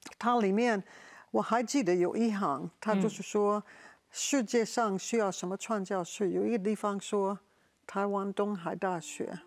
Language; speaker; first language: Chinese; non-native, fluent; English